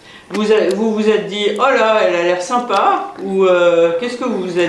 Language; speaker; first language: French; native; French